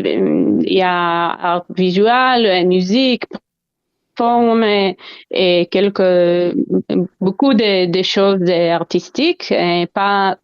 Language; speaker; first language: French; non-native, learner; Hebrew